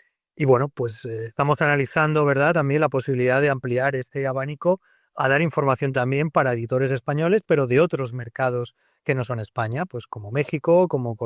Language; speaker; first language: Spanish; native; Spanish